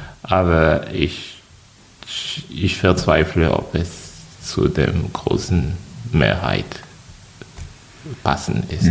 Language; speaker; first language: German; non-native, fluent; French